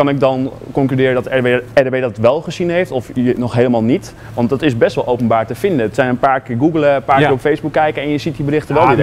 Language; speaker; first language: Dutch; native; Dutch